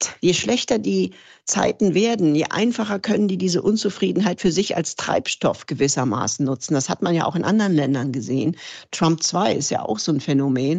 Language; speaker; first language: German; native; German